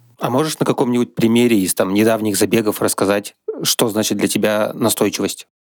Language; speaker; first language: Russian; native; Russian